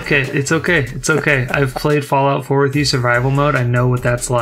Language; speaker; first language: English; native; English